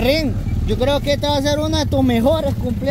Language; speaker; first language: Spanish; native; Spanish